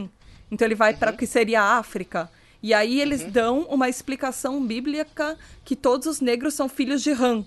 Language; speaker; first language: Portuguese; native; Portuguese